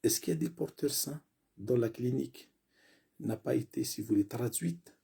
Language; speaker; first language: French; non-native, local second language; Arabic